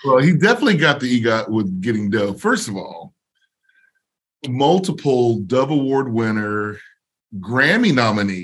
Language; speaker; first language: English; native; English